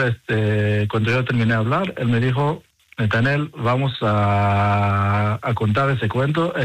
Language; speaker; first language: Spanish; non-native, fluent; Hebrew